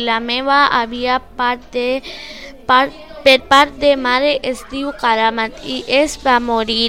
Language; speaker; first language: Catalan; non-native, learner; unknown